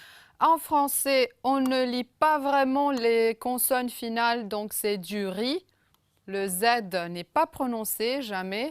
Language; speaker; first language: French; non-native, fluent; Romanian